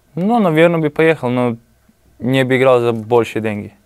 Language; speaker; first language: Russian; non-native, learner; Slovenian